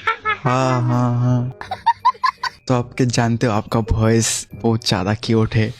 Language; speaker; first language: Hindi; non-native, learner; Bangla